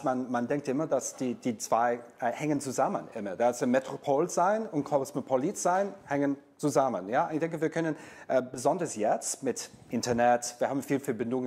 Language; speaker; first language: German; non-native, learner; English